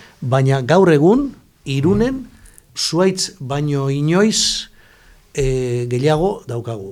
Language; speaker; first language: Basque; non-native, local second language; Spanish